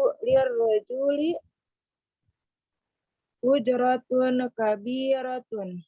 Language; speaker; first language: Arabic; non-native, learner; Indonesian